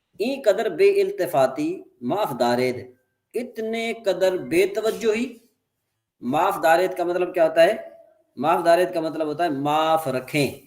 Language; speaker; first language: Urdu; non-native, local second language; Sindhi